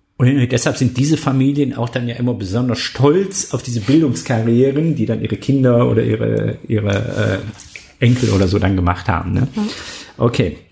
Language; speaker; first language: German; native; German